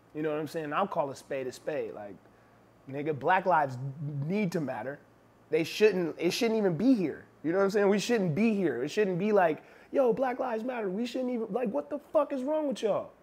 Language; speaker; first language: English; native; English